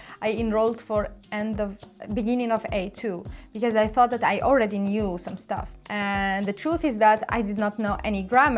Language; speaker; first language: English; non-native, local second language; Arabic